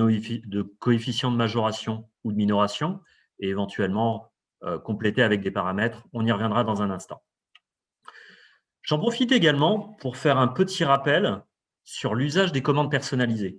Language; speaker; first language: French; native; French